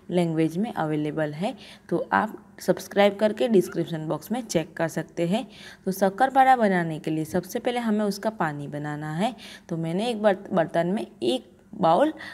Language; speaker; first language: Hindi; non-native, local second language; Gujarati